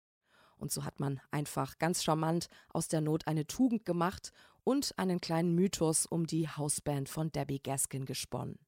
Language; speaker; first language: German; native; German